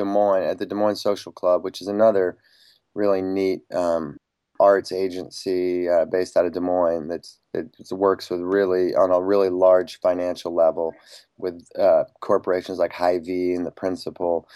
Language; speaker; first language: English; native; English